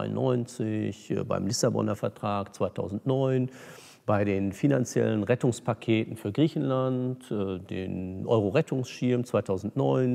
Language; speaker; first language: German; native; German